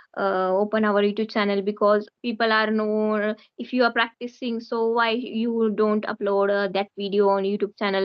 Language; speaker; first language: English; non-native, learner; Hindi